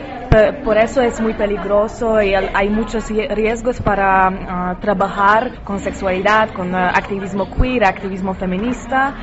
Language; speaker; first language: Spanish; non-native, learner; Polish